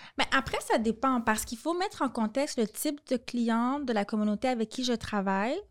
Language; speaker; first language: French; native; French